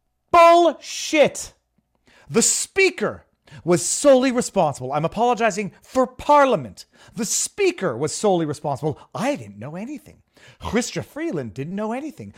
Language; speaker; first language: English; native; English